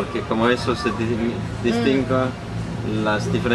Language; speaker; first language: Spanish; non-native, learner; Danish